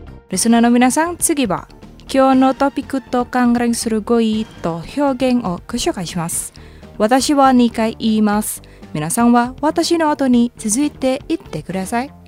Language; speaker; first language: Japanese; non-native, fluent; Indonesian